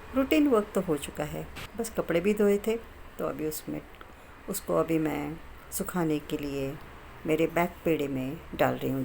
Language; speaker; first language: Hindi; non-native, local second language; Marathi